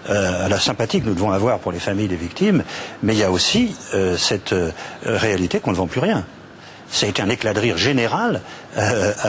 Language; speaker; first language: French; native; French